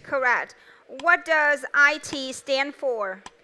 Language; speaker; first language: English; non-native, fluent; Vietnamese